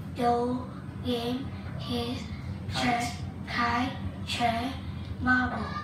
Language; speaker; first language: English; non-native, learner; Vietnamese